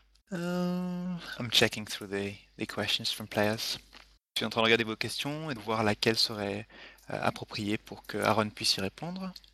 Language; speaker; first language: French; native; French